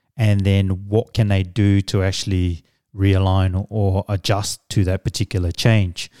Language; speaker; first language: English; early bilingual, other home language; Samoan